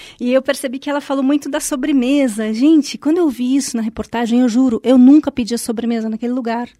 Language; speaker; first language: Portuguese; native; Portuguese